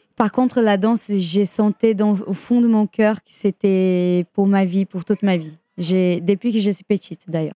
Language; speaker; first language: French; non-native, fluent; Portuguese